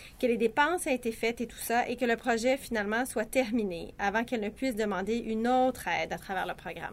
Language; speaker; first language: French; native; French